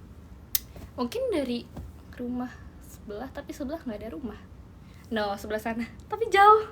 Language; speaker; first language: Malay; non-native, learner; Indonesian